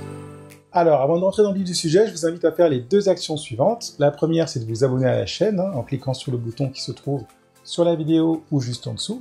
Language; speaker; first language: French; native; French